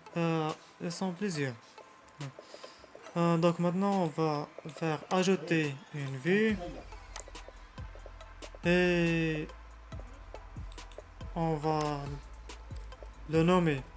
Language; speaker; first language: French; non-native, learner; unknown